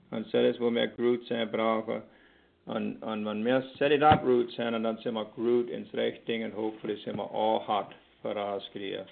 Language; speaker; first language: German; early bilingual, heritage; Pennsylvania German